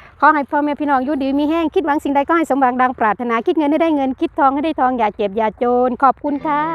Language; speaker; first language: Thai; non-native, local second language; Lao